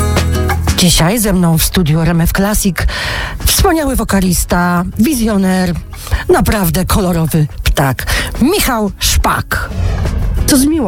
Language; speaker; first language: Polish; native; Polish